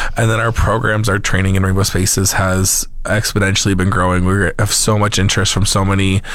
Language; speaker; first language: English; native; English